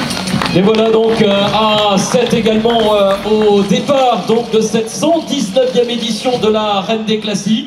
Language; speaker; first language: French; native; French